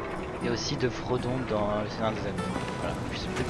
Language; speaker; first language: French; native; French